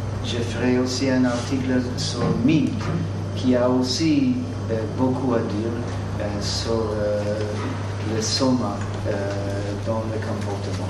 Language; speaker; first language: French; non-native, fluent; English